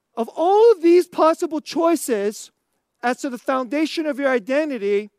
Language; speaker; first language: English; native; English